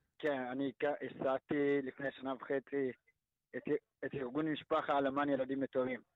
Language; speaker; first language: Hebrew; early bilingual, other home language; Amharic